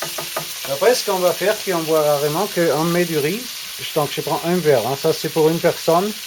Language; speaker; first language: French; non-native, fluent; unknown